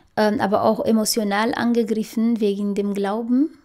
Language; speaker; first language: German; non-native, fluent; Fula